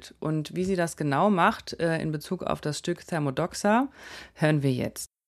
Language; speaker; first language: German; native; German